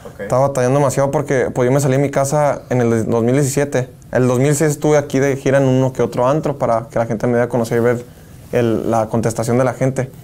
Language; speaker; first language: Spanish; early bilingual, heritage; Spanish